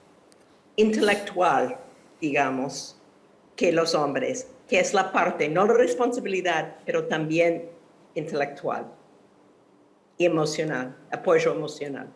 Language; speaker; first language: Spanish; non-native, fluent; English